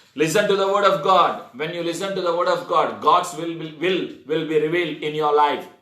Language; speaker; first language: English; non-native, local second language; Telugu